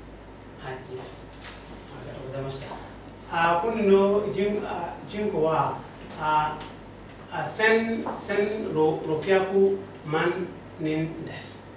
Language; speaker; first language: Japanese; non-native, learner; Mossi